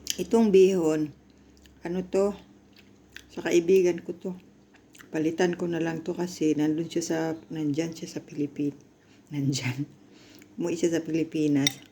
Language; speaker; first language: Filipino; non-native, local second language; Cebuano